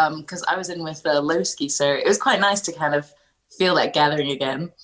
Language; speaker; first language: English; native; English